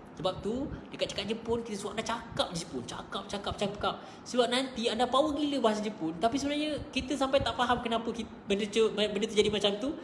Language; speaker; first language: Malay; native; Malay